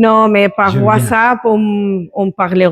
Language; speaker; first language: French; non-native, learner; Spanish